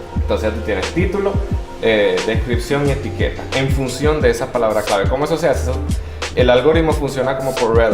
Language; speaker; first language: Spanish; native; Spanish